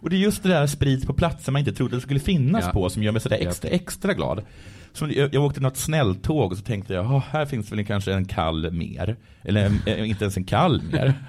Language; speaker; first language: Swedish; native; Swedish